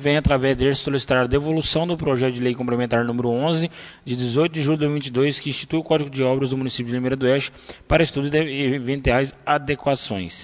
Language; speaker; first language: Portuguese; native; Portuguese